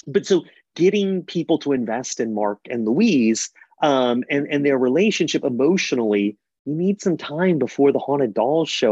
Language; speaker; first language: English; native; English